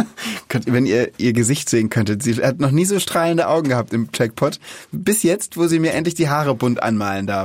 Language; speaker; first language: German; native; German